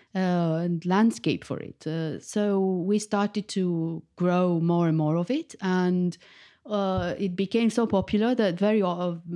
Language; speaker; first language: English; non-native, fluent; Romanian